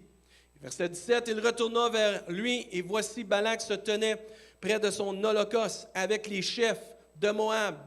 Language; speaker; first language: French; native; French